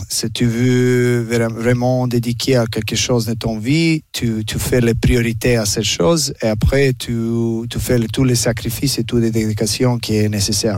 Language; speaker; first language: French; non-native, learner; Serbian